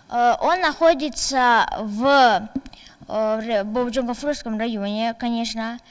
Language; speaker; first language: Russian; non-native, local second language; Tajik